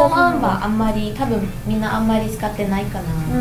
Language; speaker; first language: Japanese; non-native, learner; Vietnamese